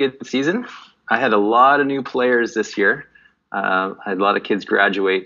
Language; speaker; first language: English; native; English